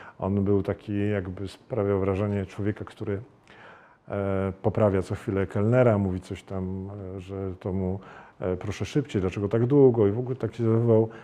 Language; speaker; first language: Polish; native; Polish